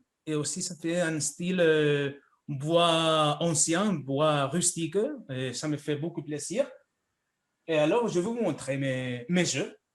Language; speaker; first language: French; non-native, fluent; Spanish